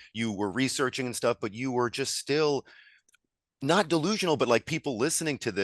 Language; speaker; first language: English; native; English